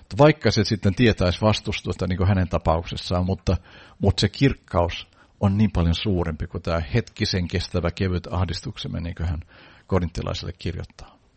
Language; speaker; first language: Finnish; native; Finnish